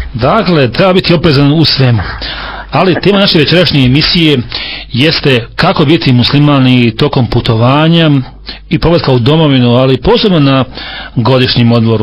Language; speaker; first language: Serbian; native; Serbian